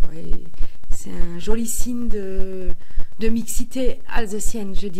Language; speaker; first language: French; native; French